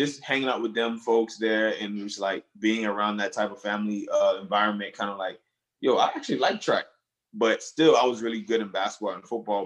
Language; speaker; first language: English; early bilingual, other home language; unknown